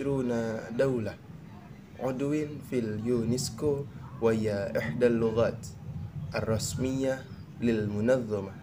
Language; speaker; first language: Arabic; non-native, learner; Indonesian